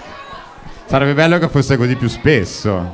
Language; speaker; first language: Italian; native; Italian